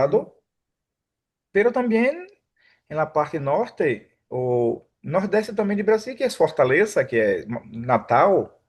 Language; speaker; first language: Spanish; non-native, fluent; Portuguese